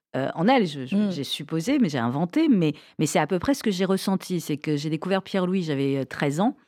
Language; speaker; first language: French; early bilingual, other home language; Persian